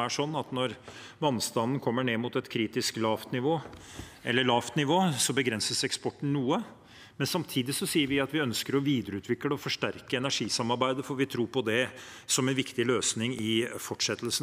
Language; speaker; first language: Norwegian; native; Norwegian